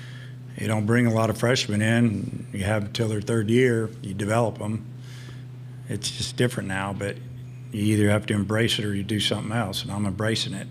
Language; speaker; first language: English; native; English